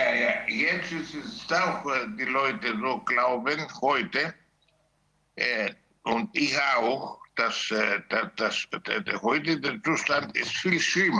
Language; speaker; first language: German; non-native, learner; Greek